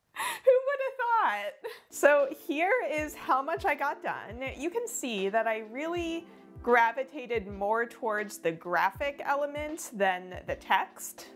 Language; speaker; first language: English; native; English